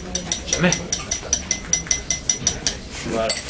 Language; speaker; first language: French; non-native, fluent; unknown